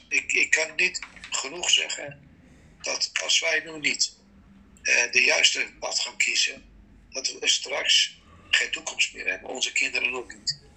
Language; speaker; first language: Dutch; non-native, fluent; Persian